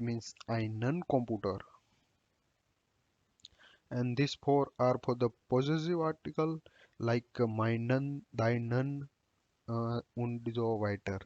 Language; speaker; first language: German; non-native, learner; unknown